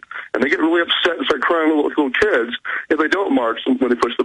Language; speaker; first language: English; native; English